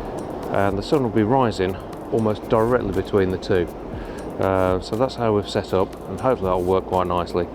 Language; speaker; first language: English; native; English